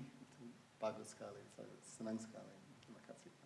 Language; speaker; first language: Indonesian; non-native, fluent; English